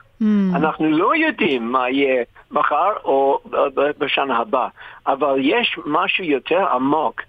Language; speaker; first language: Hebrew; non-native, fluent; English